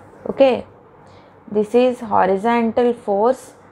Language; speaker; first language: English; non-native, local second language; Telugu